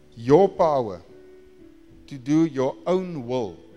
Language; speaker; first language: English; non-native, local second language; Afrikaans